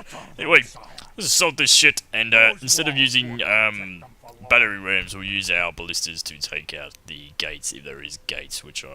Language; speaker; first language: English; native; English